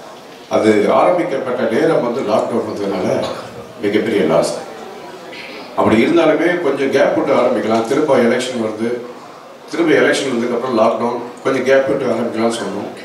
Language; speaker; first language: Tamil; native; Tamil